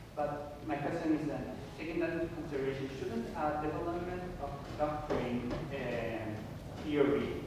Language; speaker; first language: English; non-native, fluent; Italian